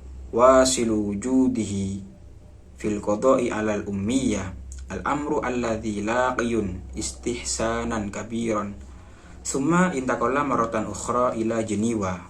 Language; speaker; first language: Arabic; non-native, learner; Indonesian